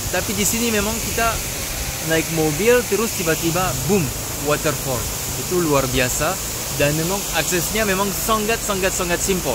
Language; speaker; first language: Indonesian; non-native, fluent; French